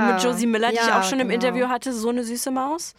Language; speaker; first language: German; native; German